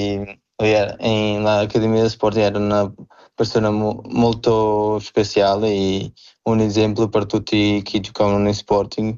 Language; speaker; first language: Italian; non-native, fluent; Portuguese